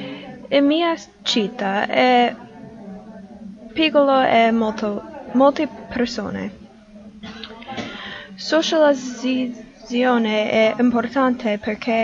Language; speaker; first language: Italian; non-native, learner; English